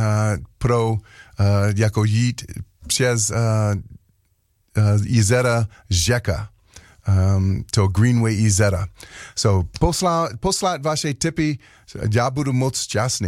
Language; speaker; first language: Czech; non-native, learner; English